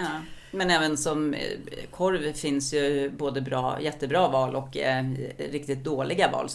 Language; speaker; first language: Swedish; native; Swedish